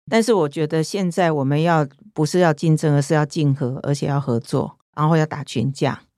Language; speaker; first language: Chinese; native; Chinese